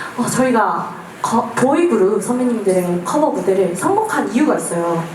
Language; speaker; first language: Korean; native; Korean